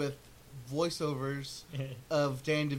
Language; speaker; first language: English; native; English